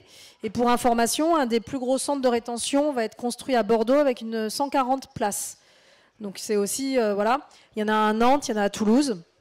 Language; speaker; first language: French; native; French